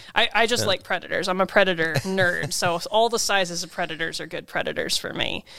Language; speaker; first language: English; native; English